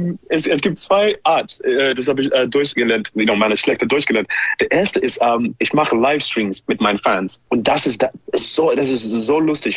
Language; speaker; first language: German; non-native, learner; English